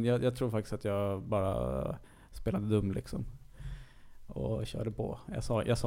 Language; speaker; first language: Swedish; native; Swedish